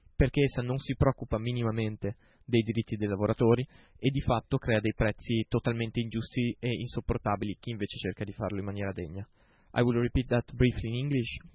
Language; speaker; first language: Italian; native; Italian